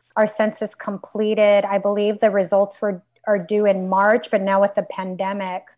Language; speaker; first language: English; native; English